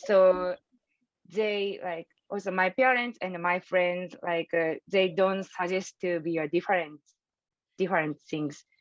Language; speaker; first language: English; non-native, learner; Japanese